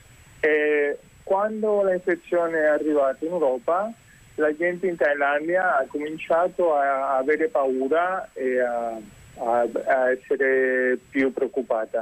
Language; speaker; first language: Italian; non-native, fluent; Spanish